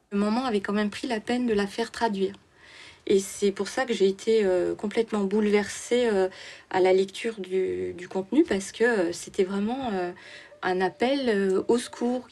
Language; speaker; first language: French; native; French